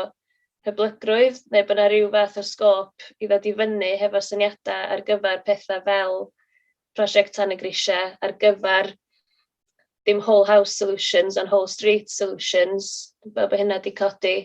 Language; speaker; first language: Welsh; native; Welsh